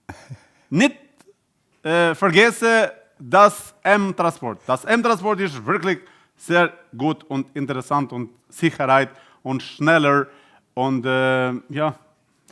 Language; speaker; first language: German; non-native, learner; Albanian